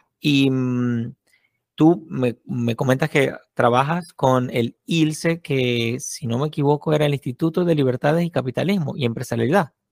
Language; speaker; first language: Spanish; native; Spanish